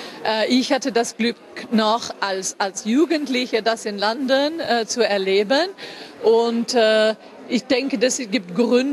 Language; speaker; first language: German; non-native, fluent; English